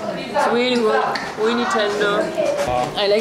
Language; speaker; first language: English; non-native, fluent; German